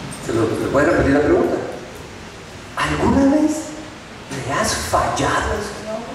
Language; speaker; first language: Spanish; native; Spanish